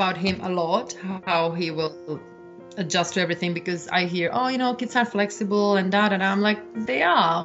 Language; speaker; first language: English; non-native, fluent; Czech